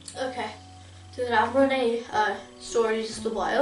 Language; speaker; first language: Nepali; early bilingual, heritage; Nepali